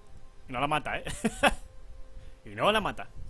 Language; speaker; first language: Spanish; native; Spanish